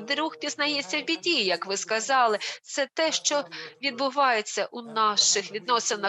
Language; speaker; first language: Ukrainian; non-native, fluent; Turkish